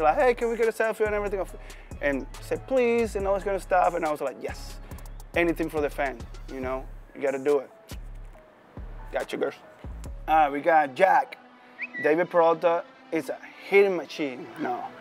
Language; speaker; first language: English; non-native, fluent; Spanish